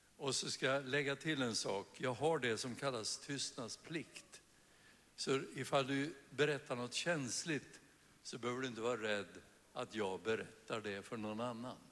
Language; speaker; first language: Swedish; native; Swedish